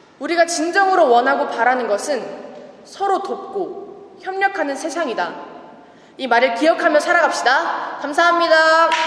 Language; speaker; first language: Korean; non-native, fluent; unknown